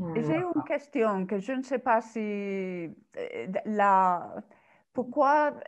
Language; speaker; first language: French; non-native, learner; Spanish